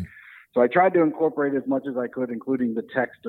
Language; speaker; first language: English; native; English